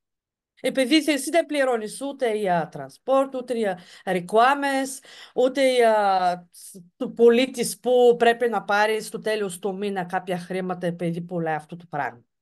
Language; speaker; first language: Greek; non-native, fluent; Bulgarian